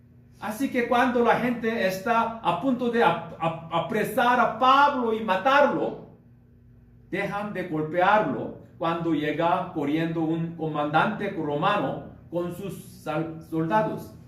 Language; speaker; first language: Spanish; non-native, learner; Korean